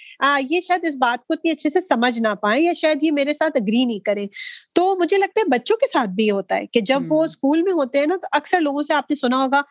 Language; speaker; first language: Urdu; native; Urdu